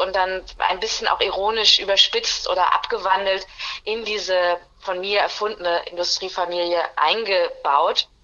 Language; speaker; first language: German; native; German